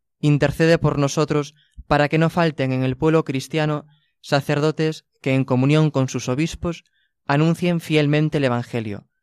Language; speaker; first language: Spanish; native; Spanish